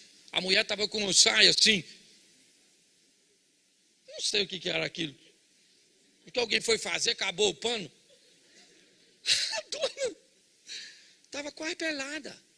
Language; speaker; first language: Portuguese; native; Portuguese